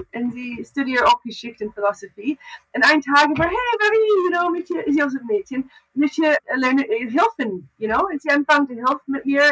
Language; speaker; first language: German; non-native, learner; English